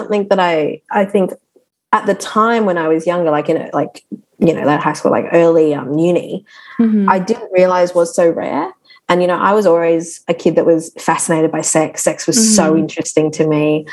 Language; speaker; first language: English; native; English